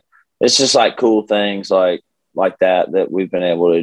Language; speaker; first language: English; native; English